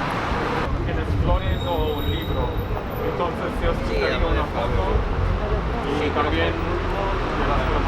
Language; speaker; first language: Spanish; non-native, learner; English